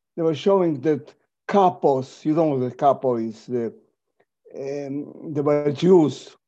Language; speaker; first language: English; non-native, fluent; Polish